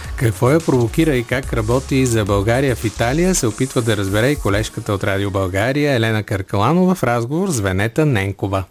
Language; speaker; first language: Bulgarian; native; Bulgarian